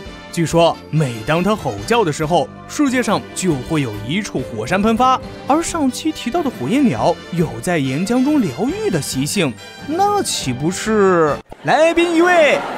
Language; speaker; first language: Chinese; native; Chinese